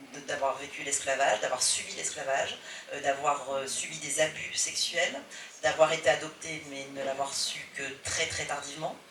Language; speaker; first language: French; native; French